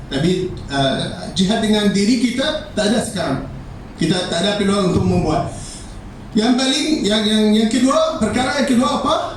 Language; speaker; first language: Malay; non-native, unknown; Arabic